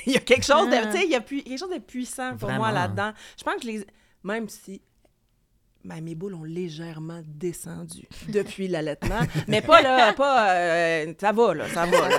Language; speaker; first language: French; native; French